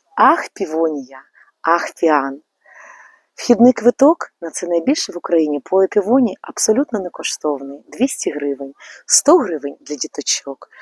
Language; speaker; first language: Ukrainian; native; Ukrainian